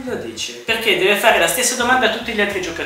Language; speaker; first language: Italian; native; Italian